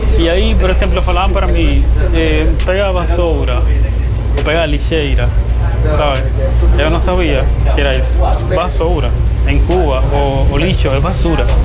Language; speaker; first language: Portuguese; non-native, fluent; Spanish